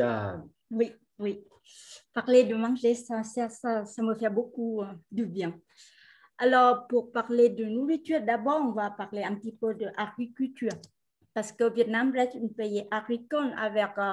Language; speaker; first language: French; non-native, fluent; Vietnamese